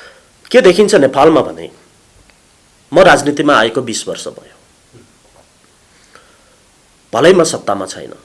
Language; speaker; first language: Nepali; native; Nepali